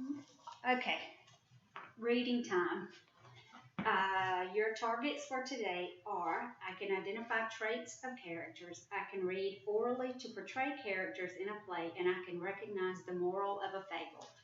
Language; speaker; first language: English; native; English